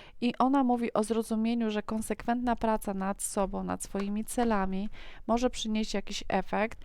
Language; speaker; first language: Polish; native; Polish